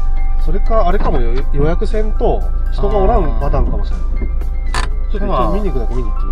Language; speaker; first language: Japanese; native; Japanese